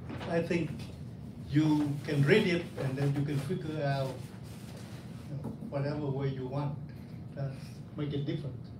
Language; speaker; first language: English; non-native, fluent; Vietnamese